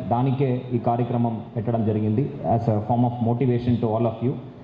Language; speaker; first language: English; non-native, local second language; Telugu